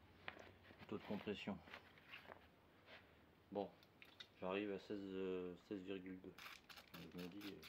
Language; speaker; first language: French; native; French